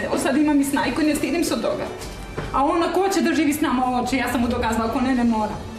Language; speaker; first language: Serbian; native; Serbian